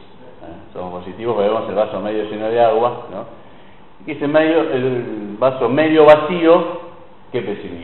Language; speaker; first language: Spanish; native; Spanish